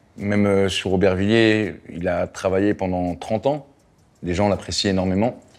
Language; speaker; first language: French; native; French